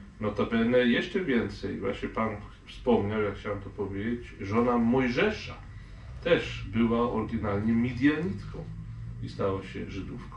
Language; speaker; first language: Polish; non-native, fluent; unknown